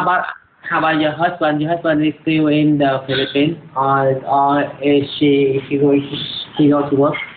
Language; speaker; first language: English; non-native, learner; Vietnamese